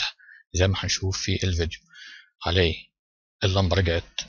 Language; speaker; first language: Arabic; native; Arabic